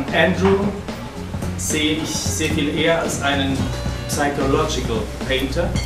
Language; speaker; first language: German; native; German